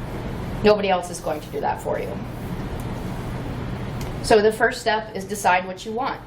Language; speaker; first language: English; native; English